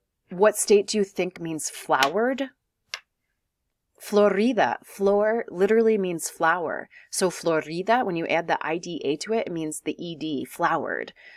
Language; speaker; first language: English; native; English